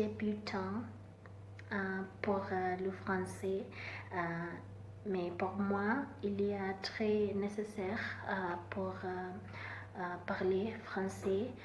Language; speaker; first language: French; non-native, learner; Southern Sotho